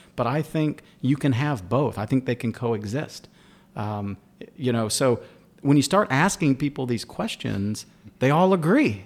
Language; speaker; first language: English; native; English